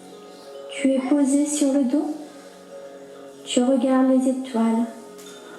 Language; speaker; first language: French; native; French